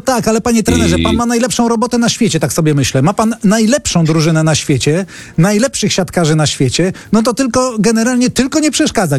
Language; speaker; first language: Polish; native; Polish